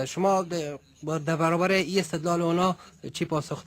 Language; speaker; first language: Persian; native; Persian